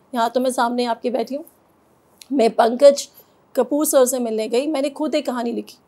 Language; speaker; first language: Hindi; native; Hindi